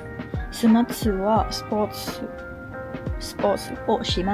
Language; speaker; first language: Japanese; non-native, learner; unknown